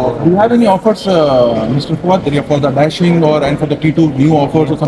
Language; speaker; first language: English; non-native, fluent; Hindi